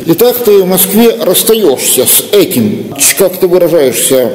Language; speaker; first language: Russian; native; Russian